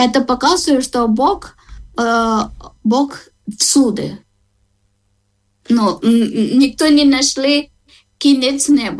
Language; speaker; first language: Ukrainian; non-native, learner; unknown